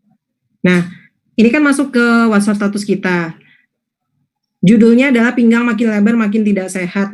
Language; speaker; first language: Indonesian; native; Indonesian